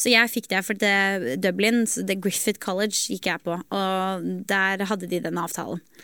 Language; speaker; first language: Norwegian; native; Norwegian